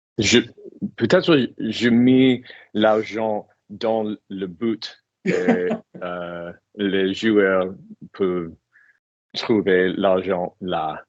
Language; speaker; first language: French; non-native, learner; English